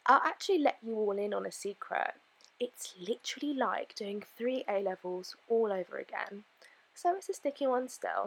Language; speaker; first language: English; native; English